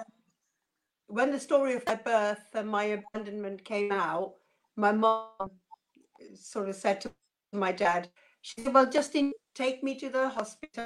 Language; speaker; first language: English; non-native, local second language; Punjabi